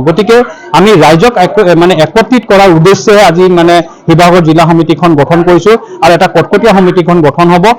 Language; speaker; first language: Assamese; non-native, local second language; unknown